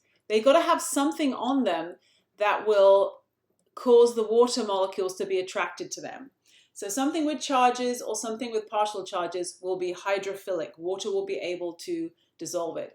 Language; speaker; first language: English; native; English